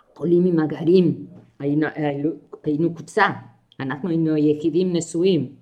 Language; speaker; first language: Hebrew; non-native, fluent; Spanish